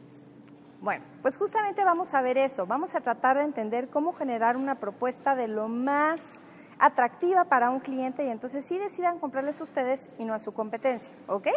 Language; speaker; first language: Spanish; native; Spanish